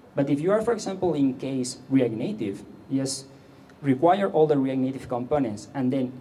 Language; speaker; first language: English; non-native, fluent; Catalan